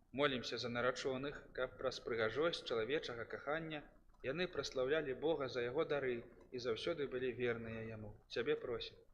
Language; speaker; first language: Belarusian; native; Belarusian